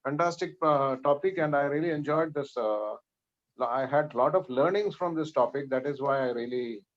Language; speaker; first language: English; non-native, local second language; Malayalam